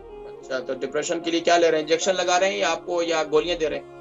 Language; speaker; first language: Urdu; native; Urdu